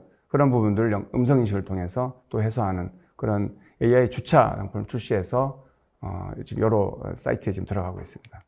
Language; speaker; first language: Korean; native; Korean